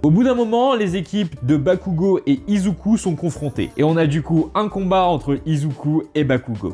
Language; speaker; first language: French; native; French